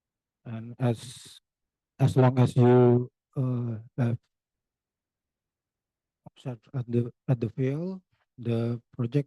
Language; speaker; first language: English; non-native, learner; Indonesian